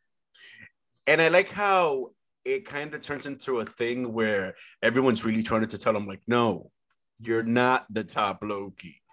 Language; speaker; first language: English; early bilingual, other home language; Spanish